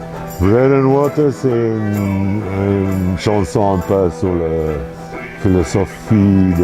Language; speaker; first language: French; non-native, fluent; English